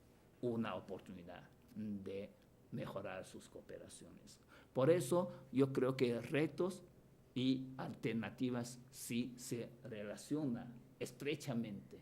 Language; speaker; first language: Spanish; non-native, fluent; Chinese